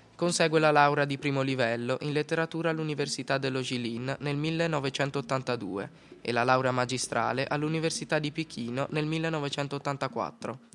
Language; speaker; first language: Italian; native; Italian